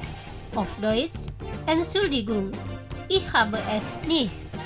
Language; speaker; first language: German; non-native, fluent; Indonesian